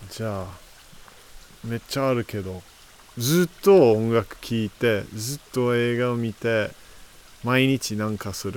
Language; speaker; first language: Japanese; non-native, fluent; English